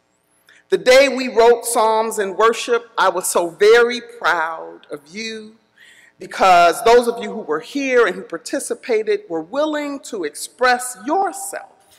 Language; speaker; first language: English; native; English